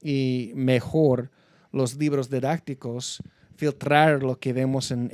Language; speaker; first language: Spanish; non-native, fluent; English